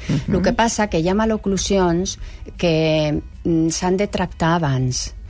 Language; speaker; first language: Catalan; non-native, local second language; Spanish